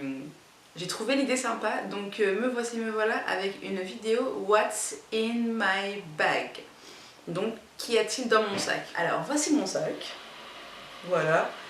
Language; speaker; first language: French; native; French